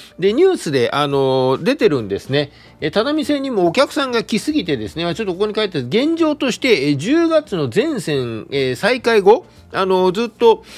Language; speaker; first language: Japanese; native; Japanese